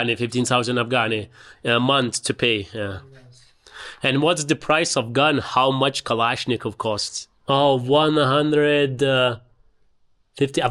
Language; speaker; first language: English; non-native, learner; Lithuanian